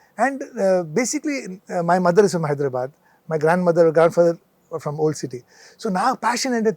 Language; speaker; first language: Telugu; non-native, local second language; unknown